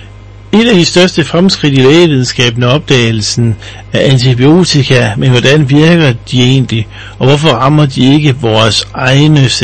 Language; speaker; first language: Danish; native; Danish